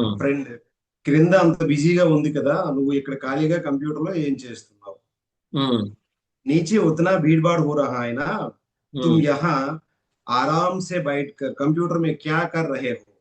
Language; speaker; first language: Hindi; non-native, learner; Telugu